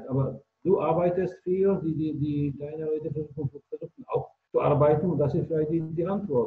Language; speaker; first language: German; non-native, fluent; Czech